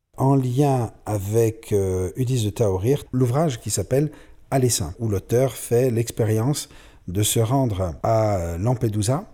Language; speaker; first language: French; native; French